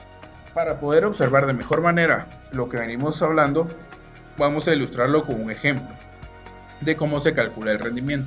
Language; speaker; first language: Spanish; native; Spanish